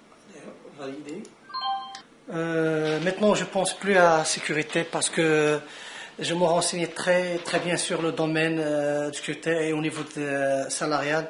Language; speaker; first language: French; non-native, local second language; Arabic